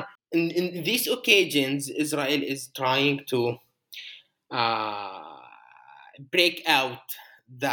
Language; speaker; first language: English; non-native, fluent; Arabic